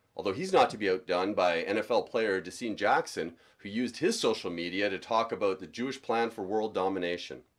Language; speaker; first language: English; native; English